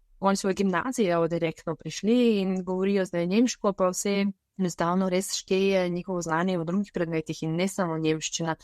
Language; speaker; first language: Slovenian; non-native, fluent; Bulgarian